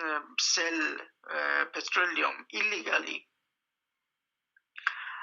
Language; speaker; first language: English; non-native, fluent; Persian